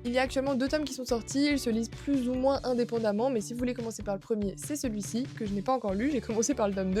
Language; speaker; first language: French; native; French